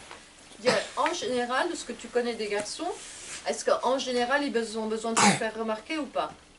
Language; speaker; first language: French; native; French